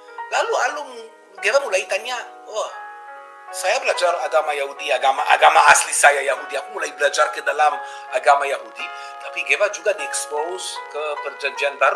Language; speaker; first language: Indonesian; non-native, fluent; Hebrew